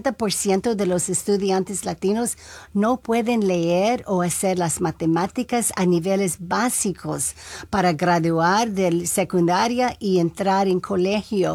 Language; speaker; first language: Spanish; non-native, local second language; English